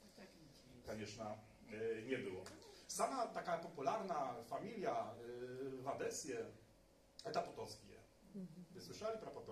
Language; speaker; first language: Polish; non-native, learner; Russian